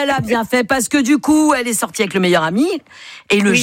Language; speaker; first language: French; native; French